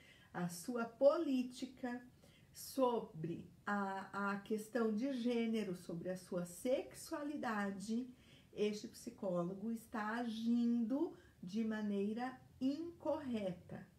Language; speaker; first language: Portuguese; native; Portuguese